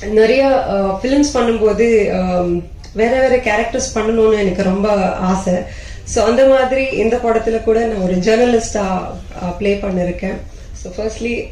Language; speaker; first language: Tamil; non-native, fluent; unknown